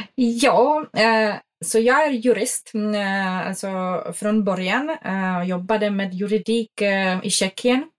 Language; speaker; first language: Swedish; non-native, fluent; Czech